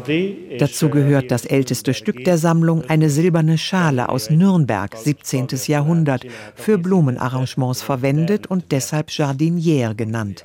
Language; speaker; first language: German; native; German